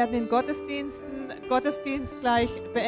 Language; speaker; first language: German; native; German